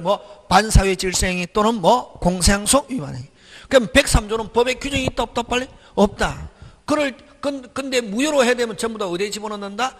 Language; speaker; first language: Korean; native; Korean